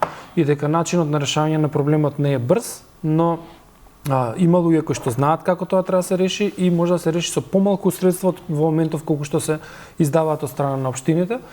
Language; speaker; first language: Macedonian; native; Macedonian